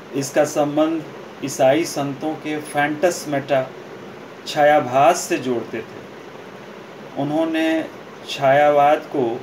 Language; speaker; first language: Hindi; native; Hindi